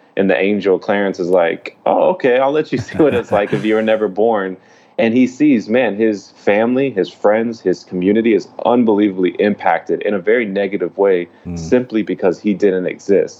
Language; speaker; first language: English; native; English